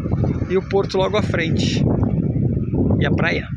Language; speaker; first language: Portuguese; native; Portuguese